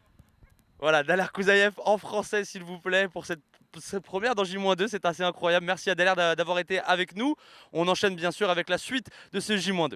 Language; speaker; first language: French; native; French